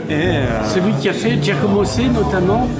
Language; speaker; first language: French; native; French